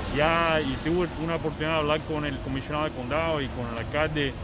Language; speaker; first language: Spanish; early bilingual, heritage; Spanish